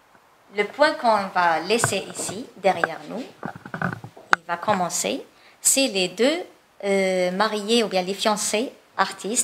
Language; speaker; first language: French; non-native, learner; Chinese